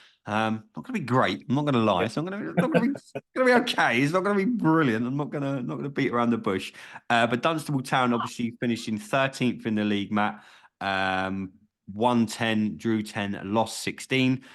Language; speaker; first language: English; native; English